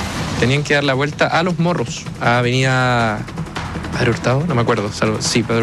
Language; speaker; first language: Spanish; native; Spanish